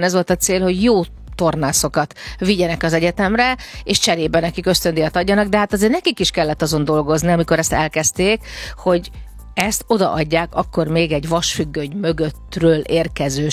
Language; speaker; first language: Hungarian; native; Hungarian